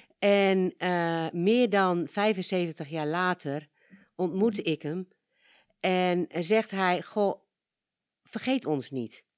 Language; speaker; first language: Dutch; native; Dutch